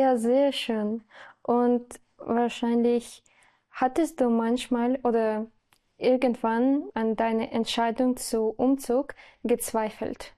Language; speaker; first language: German; non-native, learner; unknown